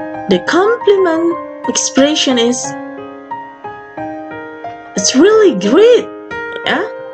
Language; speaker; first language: English; non-native, fluent; Indonesian